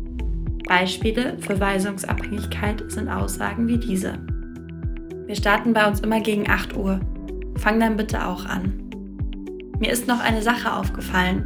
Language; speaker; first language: German; native; German